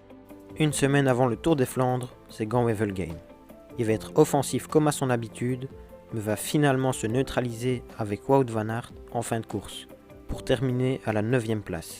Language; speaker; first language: French; native; French